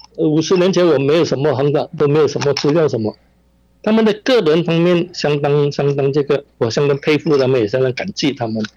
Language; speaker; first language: Chinese; non-native, local second language; Min Nan Chinese